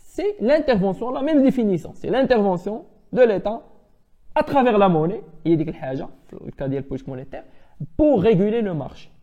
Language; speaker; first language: French; non-native, local second language; Arabic